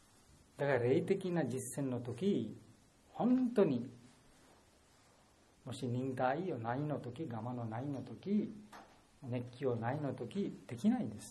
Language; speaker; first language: Japanese; non-native, learner; Bangla